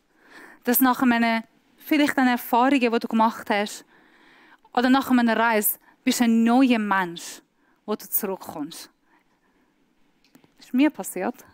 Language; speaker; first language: German; non-native, fluent; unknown